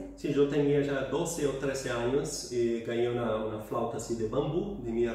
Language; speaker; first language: Spanish; non-native, fluent; Portuguese